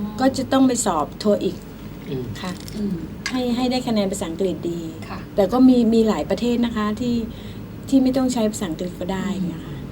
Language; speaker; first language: Thai; native; Thai